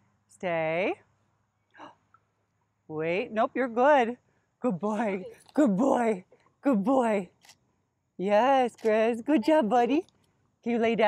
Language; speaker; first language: English; native; English